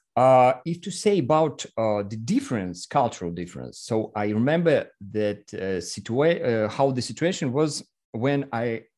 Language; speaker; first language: English; non-native, learner; Russian